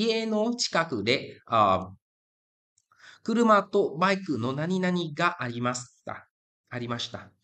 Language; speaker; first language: Japanese; non-native, fluent; Vietnamese